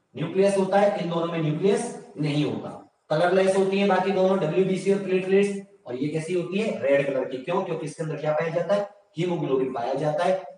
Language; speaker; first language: Hindi; native; Hindi